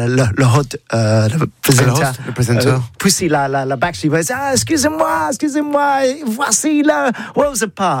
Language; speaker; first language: French; non-native, learner; English